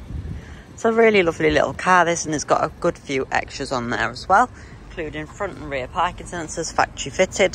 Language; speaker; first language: English; native; English